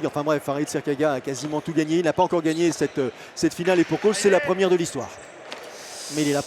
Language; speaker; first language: French; native; French